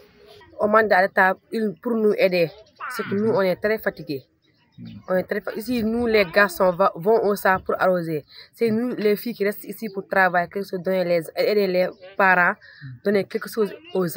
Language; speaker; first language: French; non-native, learner; Wolof